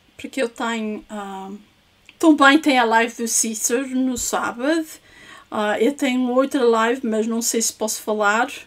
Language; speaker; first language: Portuguese; early bilingual, heritage; English